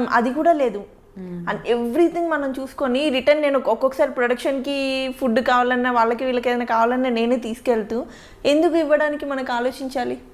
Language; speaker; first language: Telugu; native; Telugu